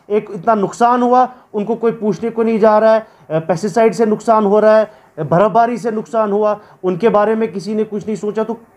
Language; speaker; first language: Hindi; non-native, local second language; Kashmiri